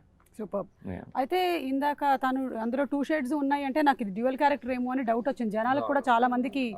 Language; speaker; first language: Telugu; native; Telugu